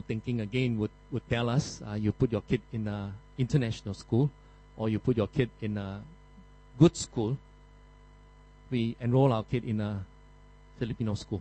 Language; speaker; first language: English; non-native, local second language; Min Nan Chinese